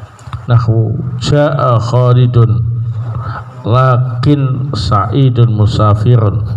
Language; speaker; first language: Arabic; non-native, fluent; Indonesian